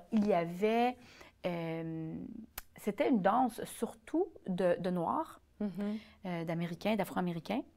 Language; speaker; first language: French; early bilingual, other home language; Polish